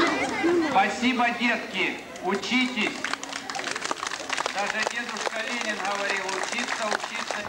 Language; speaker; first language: Russian; native; Russian